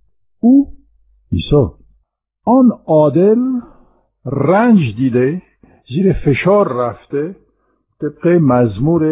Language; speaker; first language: Persian; non-native, fluent; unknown